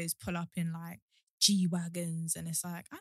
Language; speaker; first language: English; native; English